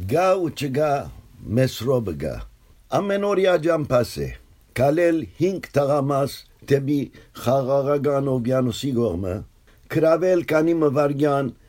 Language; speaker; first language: Armenian; early bilingual, heritage; Armenian